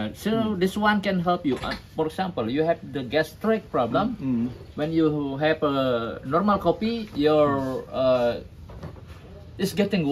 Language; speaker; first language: English; non-native, learner; Indonesian